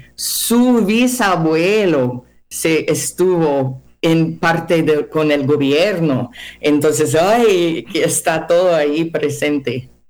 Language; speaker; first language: Spanish; non-native, fluent; English